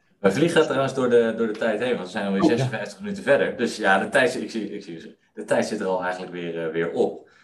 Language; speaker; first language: Dutch; native; Dutch